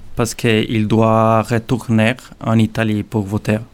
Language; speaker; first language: French; non-native, learner; Spanish